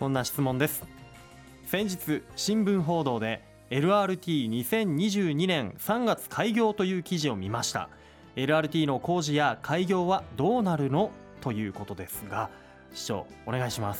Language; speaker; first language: Japanese; native; Japanese